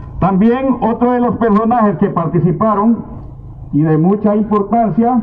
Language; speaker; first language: Spanish; native; Spanish